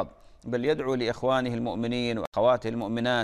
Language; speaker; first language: Arabic; native; Arabic